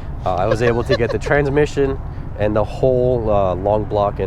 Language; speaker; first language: English; native; English